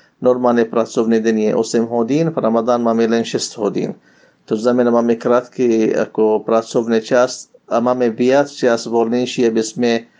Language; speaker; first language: Slovak; non-native, learner; Arabic